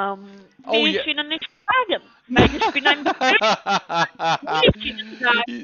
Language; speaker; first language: German; non-native, learner; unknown